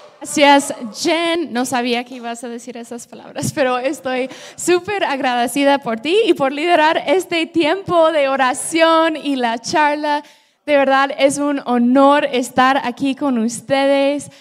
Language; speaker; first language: Spanish; non-native, fluent; English